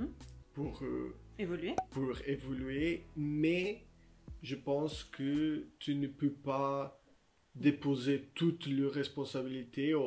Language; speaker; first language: French; non-native, learner; Portuguese